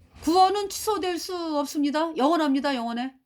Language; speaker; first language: Korean; native; Korean